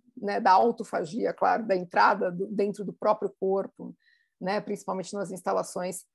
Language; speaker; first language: Portuguese; native; Portuguese